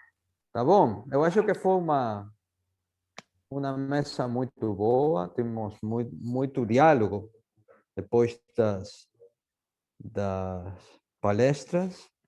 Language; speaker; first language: Portuguese; non-native, fluent; Spanish